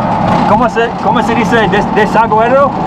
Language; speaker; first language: Spanish; non-native, learner; English